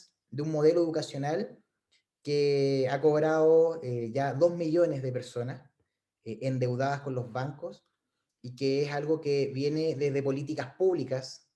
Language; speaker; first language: Spanish; native; Spanish